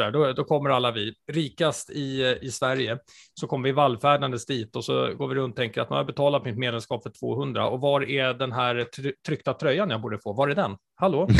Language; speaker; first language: Swedish; native; Swedish